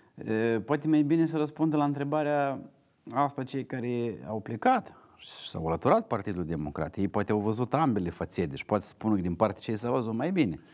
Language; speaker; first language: Romanian; native; Romanian